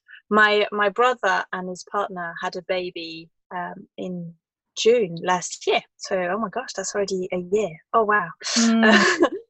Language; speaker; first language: English; non-native, fluent; French